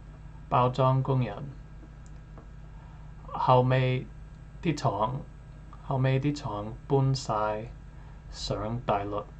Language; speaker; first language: Cantonese; non-native, learner; English